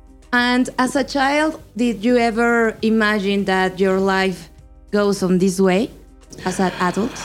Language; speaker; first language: English; non-native, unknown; Spanish